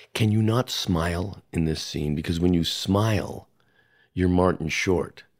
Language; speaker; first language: English; native; English